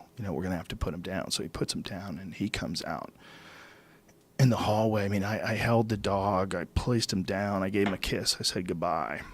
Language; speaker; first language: English; native; English